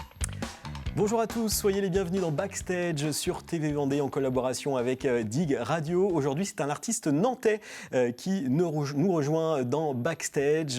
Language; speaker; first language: French; native; French